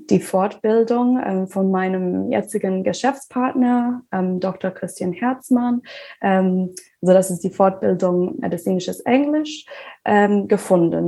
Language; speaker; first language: German; non-native, fluent; English